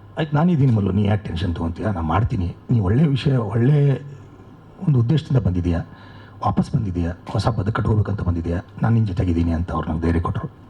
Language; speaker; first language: Kannada; native; Kannada